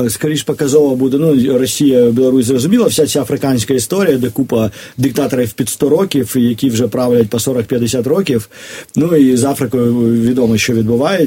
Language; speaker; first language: Ukrainian; native; Ukrainian